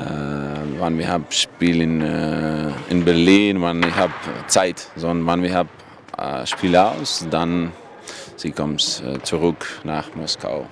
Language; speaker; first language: German; non-native, learner; Russian